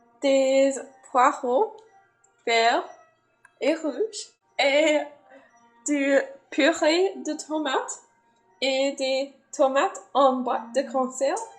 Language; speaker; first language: French; non-native, learner; English